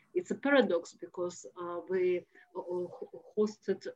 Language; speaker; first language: English; non-native, fluent; Russian